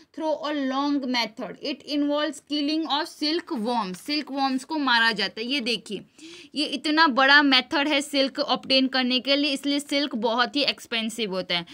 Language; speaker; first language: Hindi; non-native, local second language; Gujarati